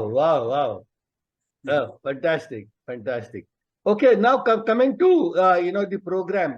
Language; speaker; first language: English; non-native, local second language; Telugu